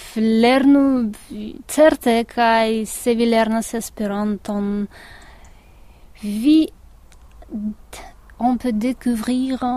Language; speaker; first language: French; non-native, learner; Russian